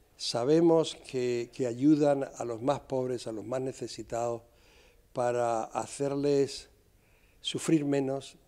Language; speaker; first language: Spanish; native; Spanish